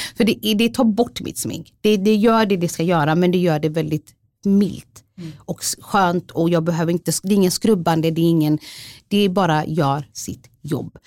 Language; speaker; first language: Swedish; early bilingual, other home language; Somali